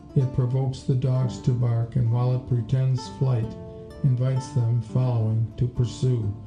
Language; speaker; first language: English; native; English